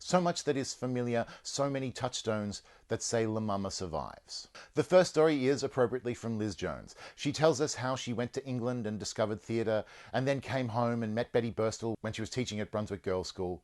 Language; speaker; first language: English; native; English